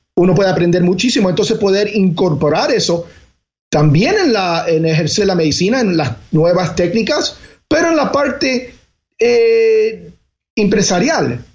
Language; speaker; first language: Spanish; early bilingual, heritage; Spanish